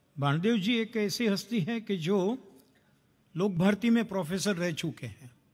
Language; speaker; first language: Hindi; non-native, local second language; Gujarati